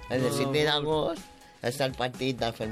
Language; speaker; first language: Catalan; non-native, local second language; Spanish